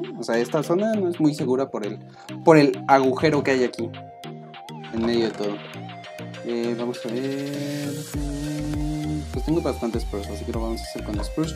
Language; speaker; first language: Spanish; native; Spanish